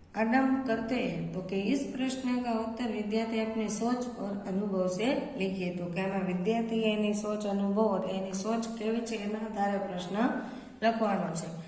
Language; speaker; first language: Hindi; non-native, local second language; Gujarati